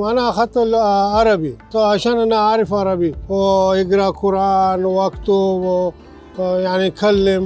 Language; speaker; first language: Arabic; non-native, learner; Urdu